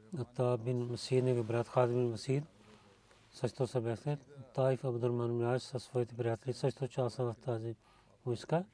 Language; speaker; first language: Bulgarian; non-native, learner; Urdu